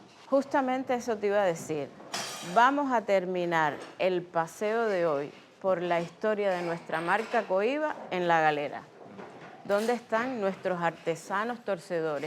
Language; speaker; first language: Spanish; native; Spanish